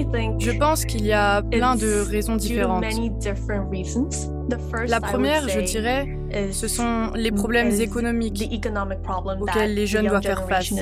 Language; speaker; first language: French; non-native, fluent; Korean